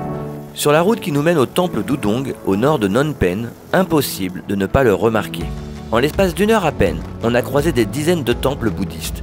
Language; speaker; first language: French; native; French